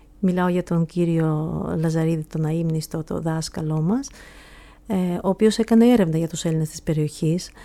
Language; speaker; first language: Greek; early bilingual, heritage; Greek